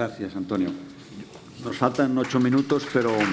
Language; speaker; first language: Spanish; native; Spanish